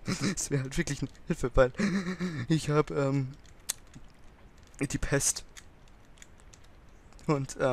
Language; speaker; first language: German; native; German